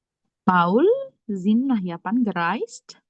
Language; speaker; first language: German; non-native, learner; Indonesian